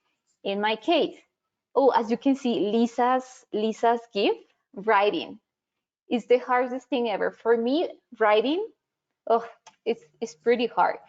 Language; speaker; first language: English; non-native, local second language; Spanish